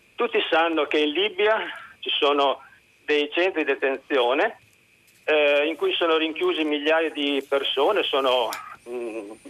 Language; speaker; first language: Italian; native; Italian